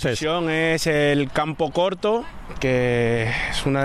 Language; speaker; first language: Spanish; native; Spanish